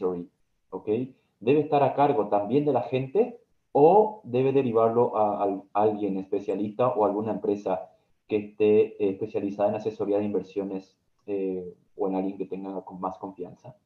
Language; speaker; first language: Spanish; native; Spanish